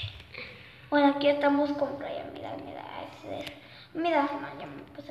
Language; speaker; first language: Spanish; native; Spanish